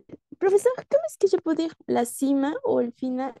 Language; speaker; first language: French; non-native, learner; Spanish